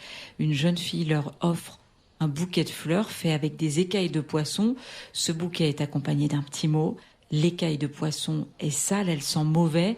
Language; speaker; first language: French; native; French